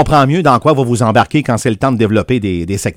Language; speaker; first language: French; native; French